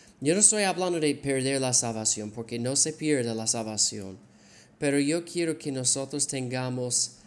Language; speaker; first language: Spanish; non-native, learner; English